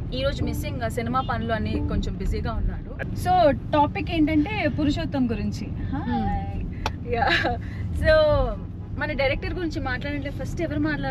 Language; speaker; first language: Telugu; native; Telugu